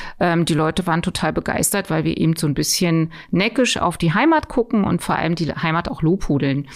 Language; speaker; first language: German; native; German